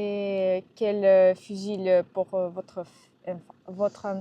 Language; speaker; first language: French; non-native, learner; Russian